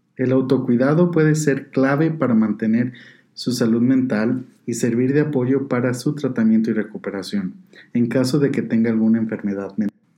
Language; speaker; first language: Spanish; native; Spanish